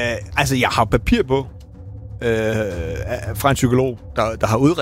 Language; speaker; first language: Danish; native; Danish